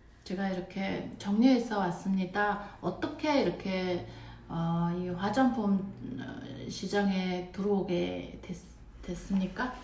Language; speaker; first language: Korean; non-native, fluent; Mongolian